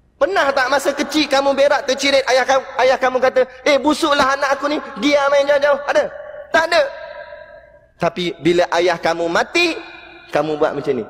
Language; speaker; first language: Malay; native; Malay